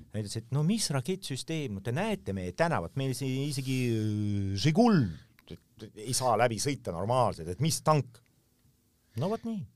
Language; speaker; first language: Estonian; non-native, local second language; Russian